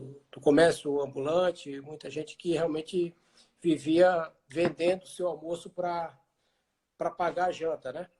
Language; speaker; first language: Portuguese; native; Portuguese